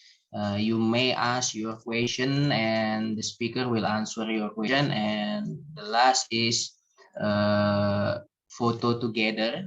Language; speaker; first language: English; non-native, learner; Indonesian